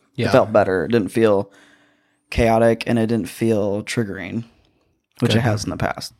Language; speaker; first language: English; native; English